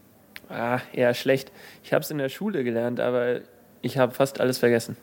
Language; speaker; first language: German; native; German